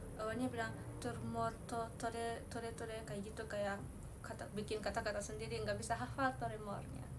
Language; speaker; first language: Indonesian; non-native, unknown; Japanese